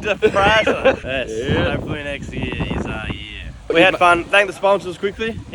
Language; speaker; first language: English; native; English